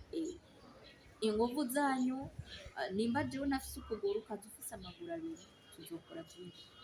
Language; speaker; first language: Rundi; native; Rundi